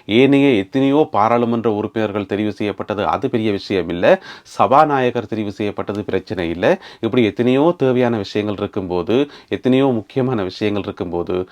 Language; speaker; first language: Tamil; native; Tamil